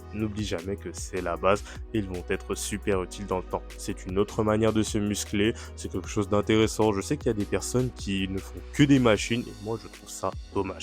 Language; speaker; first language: French; native; French